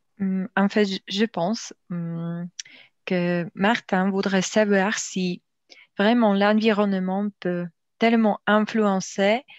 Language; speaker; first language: French; non-native, learner; Slovak